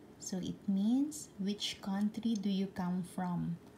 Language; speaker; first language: English; non-native, local second language; Filipino